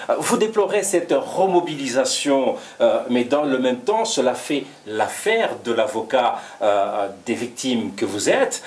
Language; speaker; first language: French; non-native, local second language; Rundi